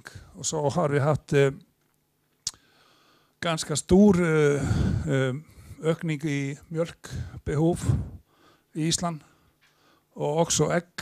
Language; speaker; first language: Swedish; non-native, fluent; Icelandic